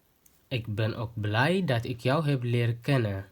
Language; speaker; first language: Dutch; non-native, learner; Tigrinya